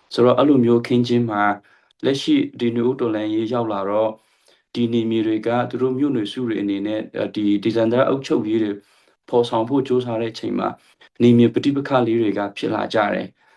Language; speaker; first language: Burmese; non-native, local second language; Hakha Chin